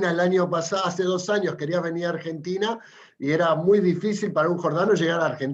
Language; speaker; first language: Spanish; native; Spanish